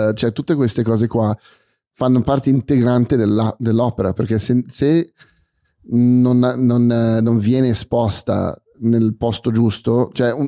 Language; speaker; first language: Italian; non-native, fluent; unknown